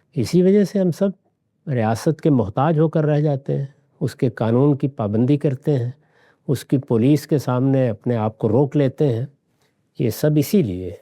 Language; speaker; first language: Urdu; non-native, local second language; Punjabi